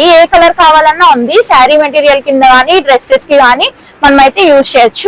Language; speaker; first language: Telugu; native; Telugu